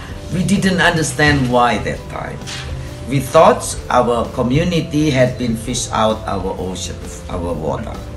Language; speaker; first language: English; non-native, fluent; Indonesian